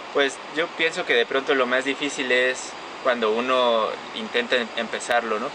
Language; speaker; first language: Spanish; native; Spanish